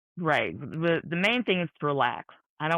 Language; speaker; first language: English; native; English